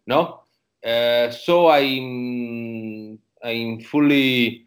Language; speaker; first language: English; non-native, learner; Italian